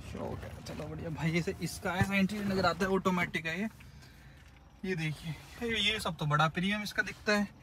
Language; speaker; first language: Hindi; native; Hindi